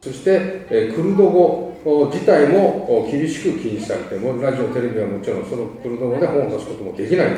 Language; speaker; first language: Japanese; native; Japanese